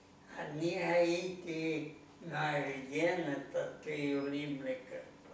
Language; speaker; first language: Hebrew; non-native, learner; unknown